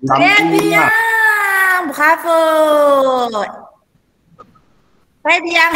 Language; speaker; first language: French; non-native, fluent; Indonesian